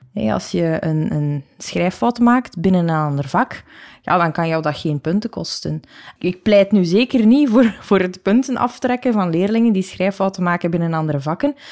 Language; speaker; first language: Dutch; native; Dutch